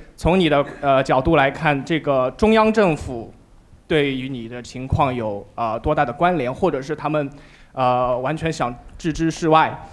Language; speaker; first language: Chinese; native; Chinese